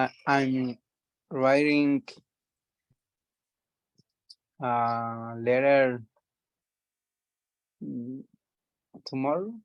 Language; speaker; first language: English; non-native, learner; Spanish